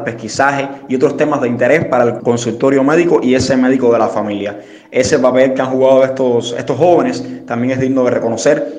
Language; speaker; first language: Spanish; native; Spanish